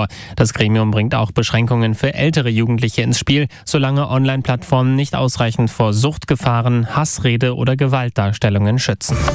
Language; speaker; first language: German; native; German